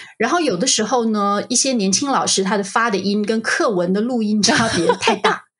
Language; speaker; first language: Chinese; native; Chinese